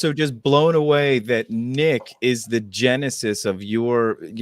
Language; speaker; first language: English; native; English